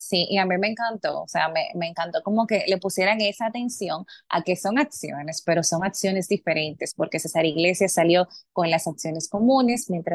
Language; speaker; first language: Spanish; native; Spanish